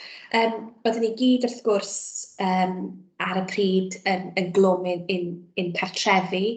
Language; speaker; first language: Welsh; native; Welsh